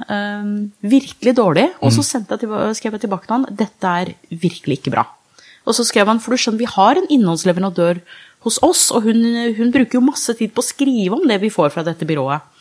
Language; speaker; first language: Norwegian; early bilingual, other home language; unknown